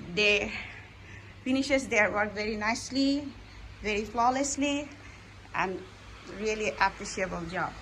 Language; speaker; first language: English; non-native, local second language; Bangla